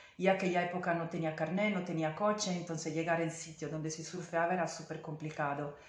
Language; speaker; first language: Spanish; non-native, fluent; Italian